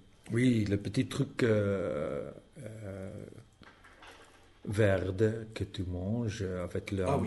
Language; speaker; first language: French; non-native, learner; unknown